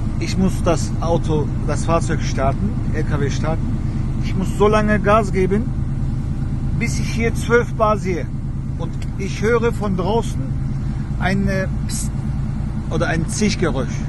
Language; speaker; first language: German; non-native, fluent; Turkish